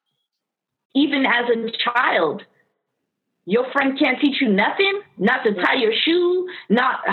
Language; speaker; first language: English; native; English